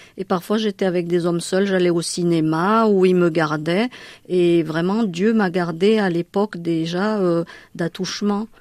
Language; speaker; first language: French; non-native, local second language; Malagasy